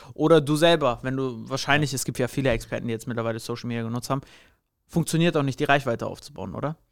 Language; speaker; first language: German; native; German